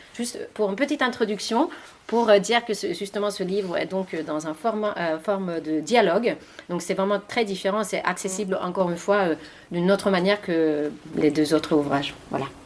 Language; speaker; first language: French; non-native, fluent; Finnish